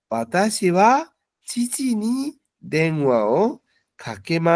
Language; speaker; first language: Japanese; non-native, fluent; Bangla